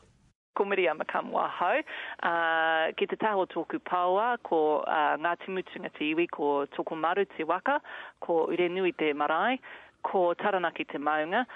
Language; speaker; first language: Māori; non-native, learner; English